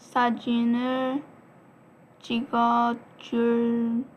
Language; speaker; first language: Korean; non-native, learner; English